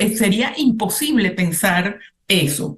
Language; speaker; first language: Spanish; native; Spanish